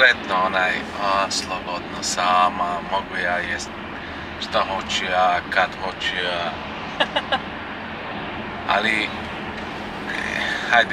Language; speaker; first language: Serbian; non-native, learner; Turkish